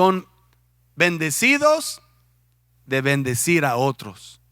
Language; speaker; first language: Spanish; non-native, fluent; English